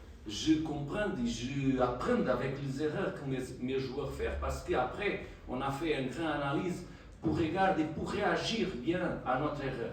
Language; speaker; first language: French; non-native, learner; Portuguese